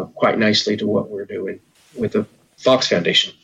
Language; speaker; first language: English; early bilingual, other home language; Spanish